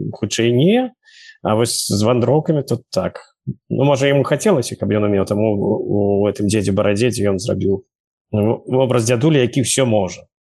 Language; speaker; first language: Belarusian; native; Belarusian